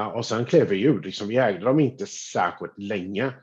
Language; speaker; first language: Swedish; non-native, fluent; English